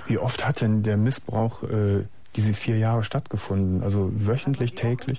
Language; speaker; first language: German; native; German